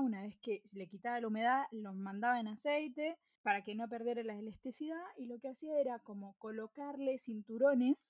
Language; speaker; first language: Spanish; native; Spanish